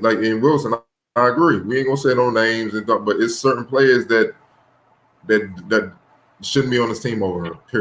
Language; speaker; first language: English; native; English